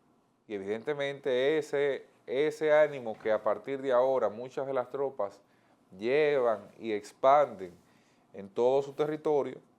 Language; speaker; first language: Spanish; native; Spanish